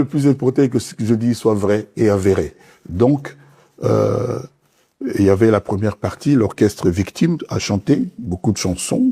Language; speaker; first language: French; non-native, local second language; Lingala